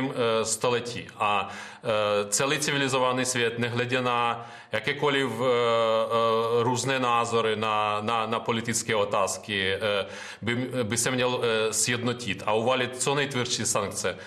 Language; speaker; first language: Czech; non-native, fluent; Ukrainian